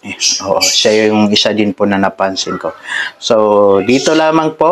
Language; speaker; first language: Filipino; native; Filipino